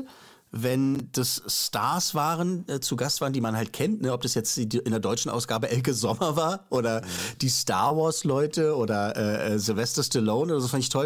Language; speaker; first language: German; native; German